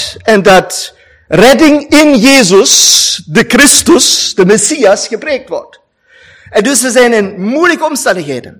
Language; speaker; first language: Dutch; non-native, fluent; German